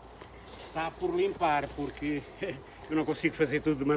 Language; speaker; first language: Portuguese; native; Portuguese